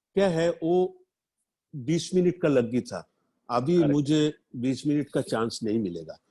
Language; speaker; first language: Hindi; non-native, local second language; Bangla